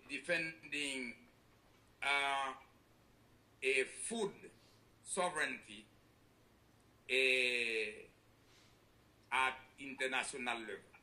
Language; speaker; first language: English; non-native, learner; Haitian Creole